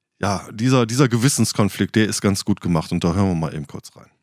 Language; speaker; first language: German; native; German